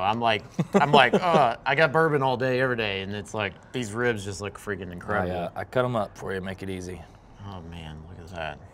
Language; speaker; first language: English; native; English